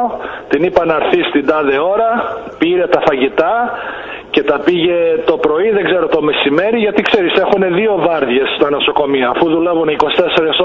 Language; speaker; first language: Greek; early bilingual, heritage; Greek